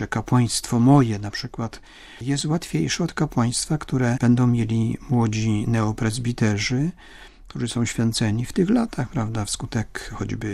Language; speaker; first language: Polish; native; Polish